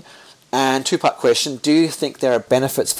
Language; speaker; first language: English; native; English